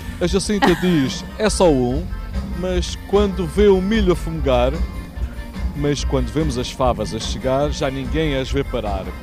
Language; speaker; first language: Portuguese; native; Portuguese